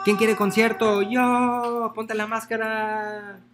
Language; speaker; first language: Spanish; early bilingual, heritage; Spanish